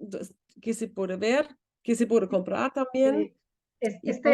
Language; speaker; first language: Spanish; non-native, fluent; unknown